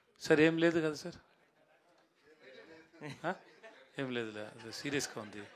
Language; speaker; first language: Telugu; non-native, learner; Tamil